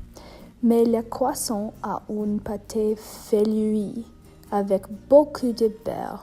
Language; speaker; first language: French; non-native, learner; English